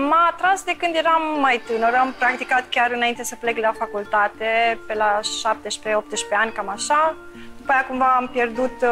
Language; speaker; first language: Romanian; native; Romanian